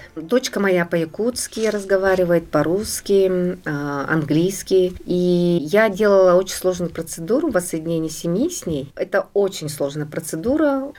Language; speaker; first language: Russian; non-native, local second language; Yakut